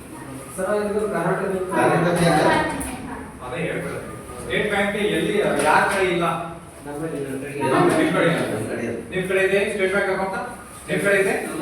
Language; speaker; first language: Kannada; non-native, local second language; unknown